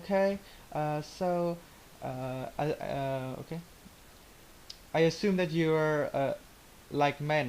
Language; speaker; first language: English; non-native, learner; Vietnamese